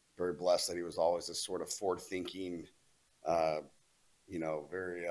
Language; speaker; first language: English; native; English